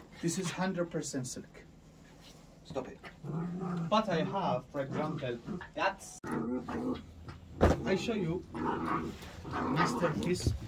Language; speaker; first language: English; non-native, learner; Persian